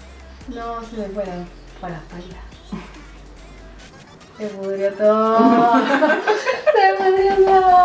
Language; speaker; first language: Spanish; native; Spanish